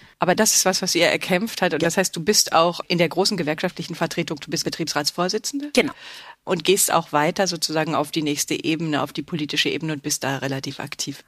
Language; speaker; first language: German; native; German